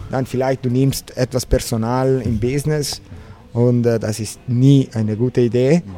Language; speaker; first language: German; non-native, local second language; Italian